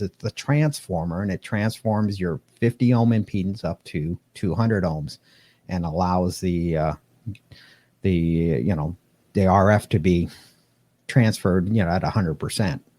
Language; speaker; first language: English; native; English